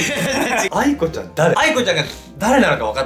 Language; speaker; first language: Japanese; native; Japanese